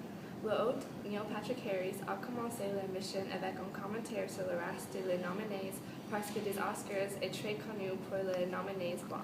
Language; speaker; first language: French; non-native, learner; English